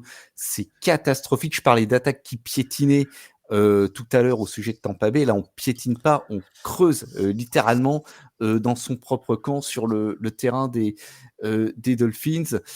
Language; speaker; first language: French; native; French